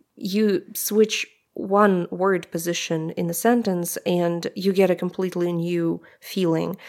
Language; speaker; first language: English; non-native, fluent; Russian